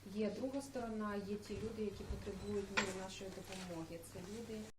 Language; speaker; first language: Ukrainian; non-native, learner; German